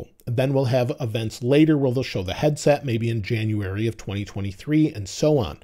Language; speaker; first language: English; native; English